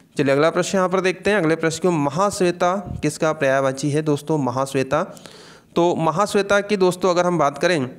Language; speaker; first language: Hindi; native; Hindi